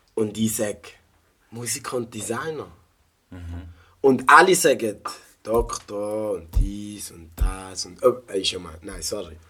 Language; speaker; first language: German; native; German